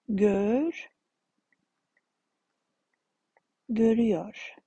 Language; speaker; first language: Turkish; non-native, fluent; Kazakh